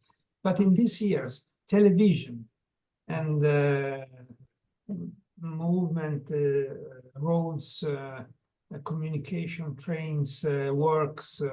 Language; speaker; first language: English; non-native, learner; Italian